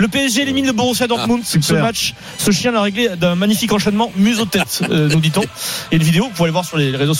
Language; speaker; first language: French; native; French